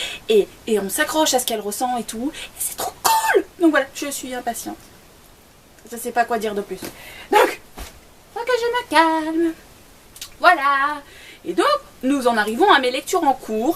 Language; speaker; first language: French; native; French